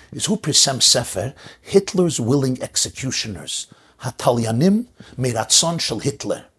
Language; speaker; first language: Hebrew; early bilingual, heritage; English